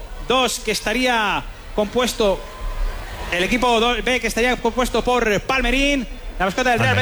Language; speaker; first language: Spanish; native; Spanish